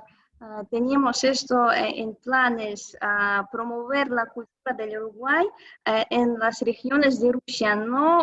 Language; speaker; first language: Spanish; non-native, fluent; Russian